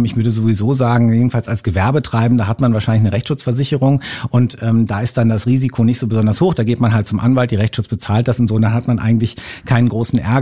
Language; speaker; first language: German; native; German